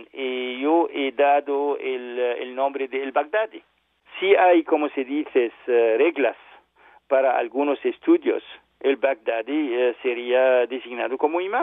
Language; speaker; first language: Spanish; non-native, learner; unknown